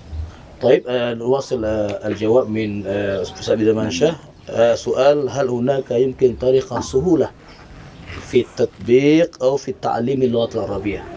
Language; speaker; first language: Arabic; non-native, fluent; Indonesian